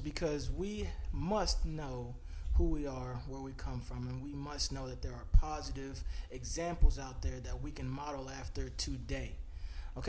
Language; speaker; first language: English; native; English